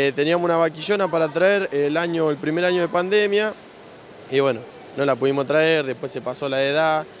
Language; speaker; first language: Spanish; native; Spanish